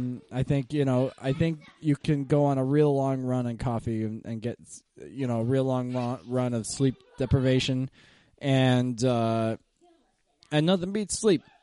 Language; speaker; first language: English; native; English